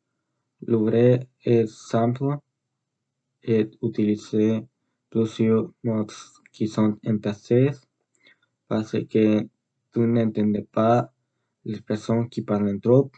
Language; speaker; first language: French; non-native, learner; Spanish